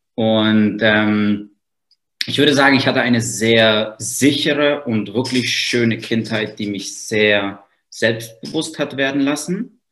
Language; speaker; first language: German; native; German